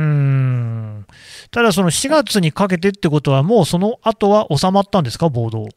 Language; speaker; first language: Japanese; native; Japanese